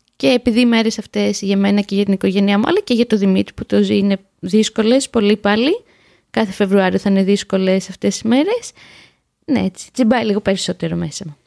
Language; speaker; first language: Greek; native; Greek